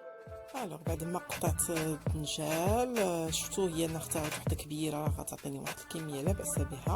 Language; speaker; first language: Arabic; native; Arabic